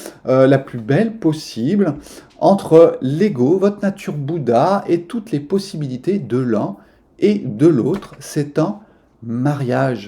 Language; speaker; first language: French; native; French